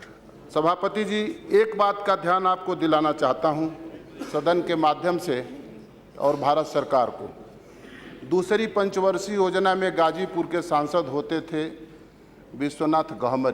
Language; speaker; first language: Hindi; native; Hindi